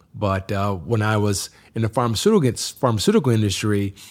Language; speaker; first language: English; native; English